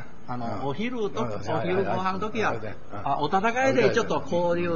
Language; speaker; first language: Japanese; non-native, learner; Min Nan Chinese